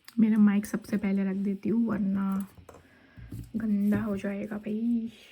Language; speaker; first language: Hindi; non-native, local second language; Gujarati